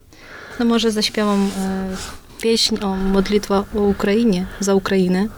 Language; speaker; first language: Polish; non-native, fluent; Ukrainian